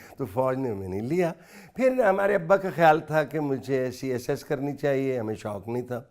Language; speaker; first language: Urdu; non-native, local second language; Punjabi